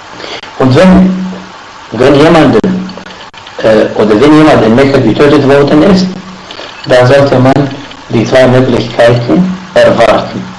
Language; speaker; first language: German; non-native, fluent; Arabic